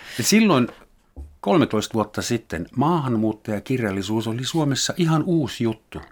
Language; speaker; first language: Finnish; non-native, fluent; German